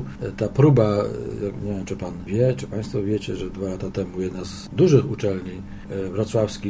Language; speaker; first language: Polish; native; Polish